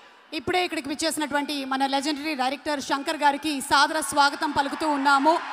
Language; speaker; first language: Telugu; native; Telugu